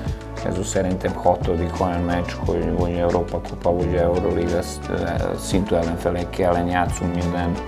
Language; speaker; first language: Hungarian; non-native, fluent; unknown